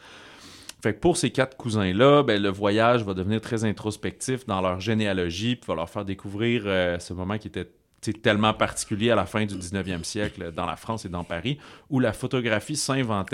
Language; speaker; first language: French; native; French